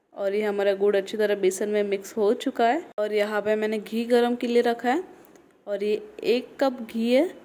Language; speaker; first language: Hindi; non-native, local second language; Marathi